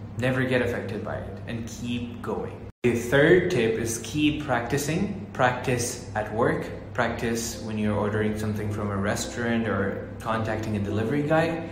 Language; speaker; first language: English; non-native, fluent; Arabic